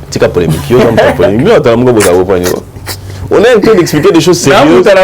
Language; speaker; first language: French; non-native, local second language; Lingala